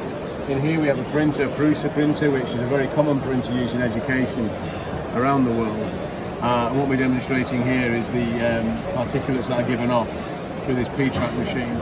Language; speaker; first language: English; native; English